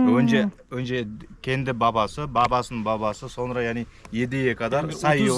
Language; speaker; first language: Turkish; non-native, learner; Kazakh